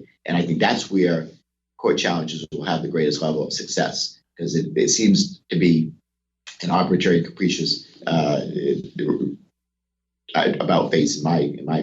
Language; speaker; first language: English; native; English